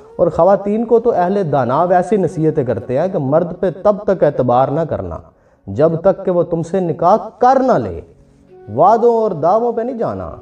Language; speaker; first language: Urdu; non-native, local second language; Punjabi